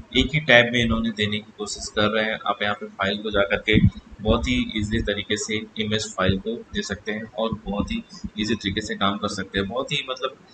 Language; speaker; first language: Hindi; native; Hindi